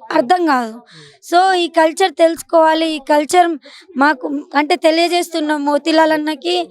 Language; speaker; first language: Telugu; non-native, local second language; Lambadi